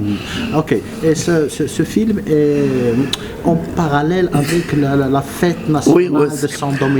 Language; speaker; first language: French; non-native, local second language; Arabic